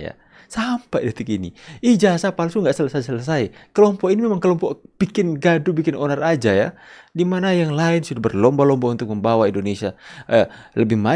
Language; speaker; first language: Indonesian; native; Indonesian